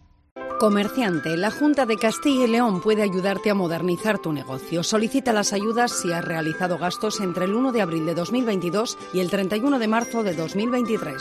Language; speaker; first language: Spanish; native; Spanish